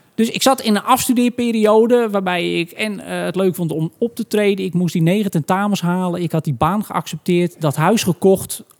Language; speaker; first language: Dutch; native; Dutch